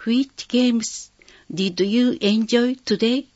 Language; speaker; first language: English; non-native, learner; Japanese